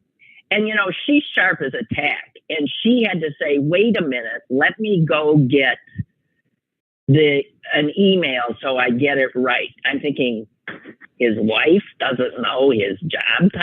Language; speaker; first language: English; native; English